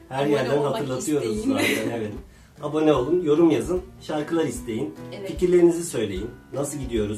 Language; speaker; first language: Turkish; native; Turkish